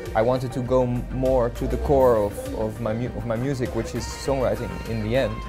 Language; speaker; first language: English; non-native, fluent; Dutch